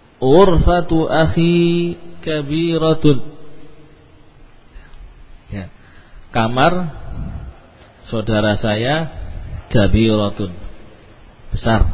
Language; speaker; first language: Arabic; non-native, fluent; Indonesian